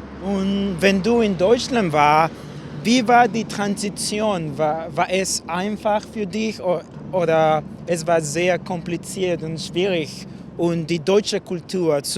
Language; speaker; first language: German; non-native, learner; English